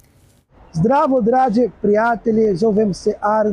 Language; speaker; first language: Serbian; non-native, learner; Portuguese